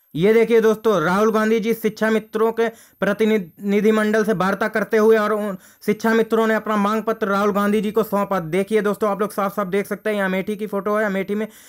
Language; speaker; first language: Hindi; native; Hindi